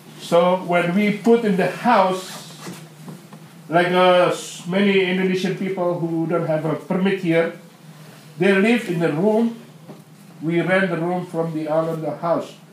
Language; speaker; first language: English; non-native, learner; Indonesian